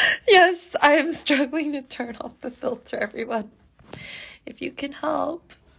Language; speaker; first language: English; early bilingual, other home language; Korean